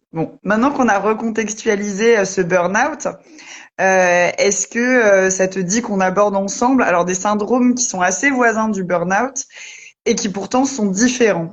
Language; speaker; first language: French; native; French